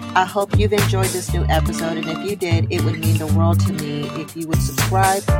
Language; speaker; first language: English; early bilingual, other home language; Spanish